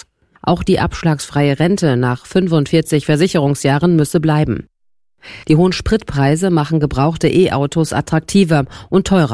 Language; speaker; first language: German; native; German